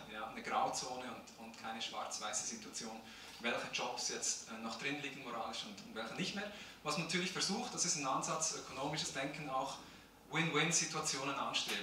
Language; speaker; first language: German; native; German